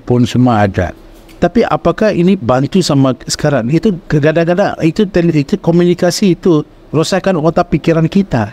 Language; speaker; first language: Indonesian; non-native, fluent; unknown